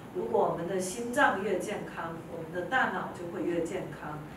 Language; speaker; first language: Chinese; native; Chinese